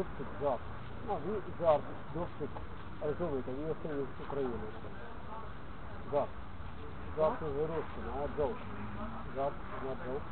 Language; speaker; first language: Polish; non-native, learner; Slovenian